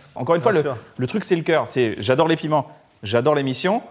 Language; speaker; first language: French; native; French